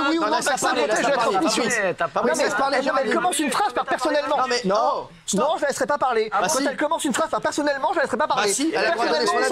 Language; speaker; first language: French; native; French